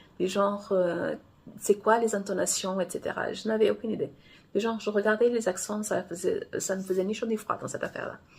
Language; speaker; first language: French; non-native, fluent; Portuguese